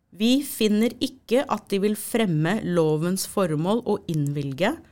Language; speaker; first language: Norwegian; non-native, fluent; English